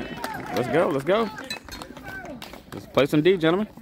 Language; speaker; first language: English; native; English